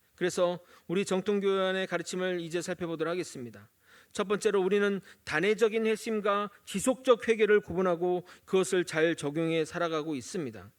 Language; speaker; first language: Korean; native; Korean